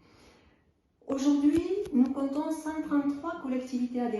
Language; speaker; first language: French; native; French